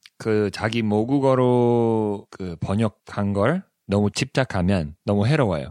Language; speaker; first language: Korean; non-native, fluent; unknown